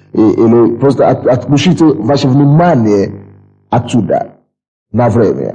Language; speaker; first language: Russian; non-native, fluent; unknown